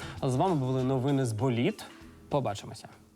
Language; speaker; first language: Ukrainian; native; Ukrainian